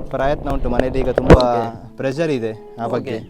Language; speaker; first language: Kannada; non-native, local second language; Konkani